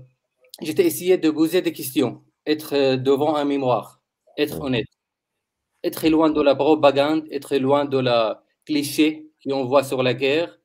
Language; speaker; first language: French; non-native, learner; Arabic